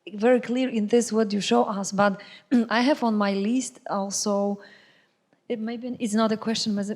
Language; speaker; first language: English; non-native, fluent; Polish